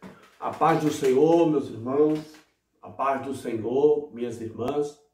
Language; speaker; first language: Portuguese; native; Portuguese